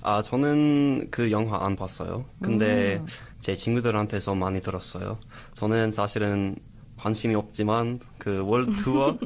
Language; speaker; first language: Korean; non-native, learner; English